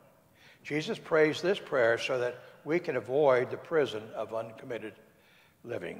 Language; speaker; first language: English; native; English